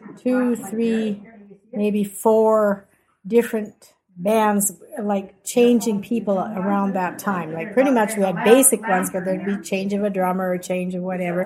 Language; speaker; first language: English; native; English